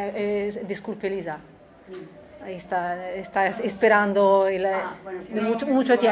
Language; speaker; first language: Spanish; non-native, learner; Italian